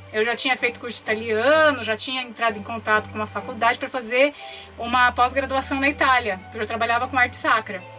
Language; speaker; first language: Portuguese; native; Portuguese